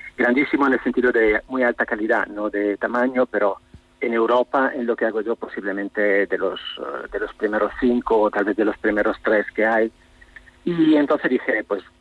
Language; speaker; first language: Spanish; non-native, fluent; Italian